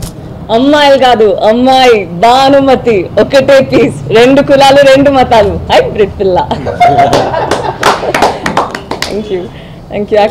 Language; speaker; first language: Telugu; non-native, fluent; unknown